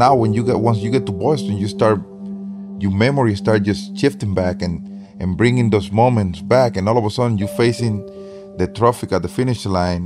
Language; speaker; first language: English; non-native, fluent; Spanish